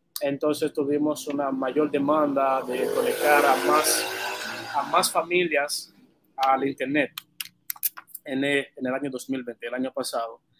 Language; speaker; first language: Spanish; non-native, fluent; Haitian Creole